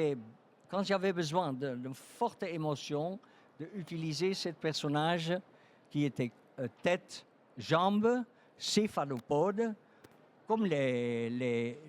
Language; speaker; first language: French; non-native, fluent; Dutch